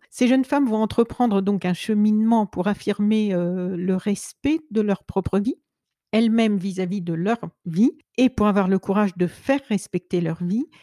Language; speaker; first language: French; native; French